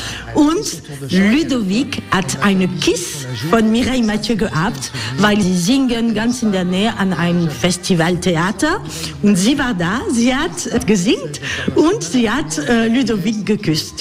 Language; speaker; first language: German; non-native, fluent; French